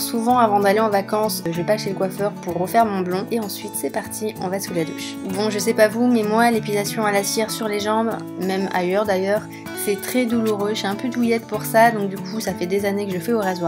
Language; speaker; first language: French; native; French